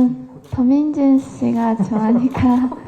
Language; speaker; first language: Korean; non-native, learner; Japanese